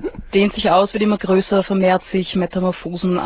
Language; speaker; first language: German; native; German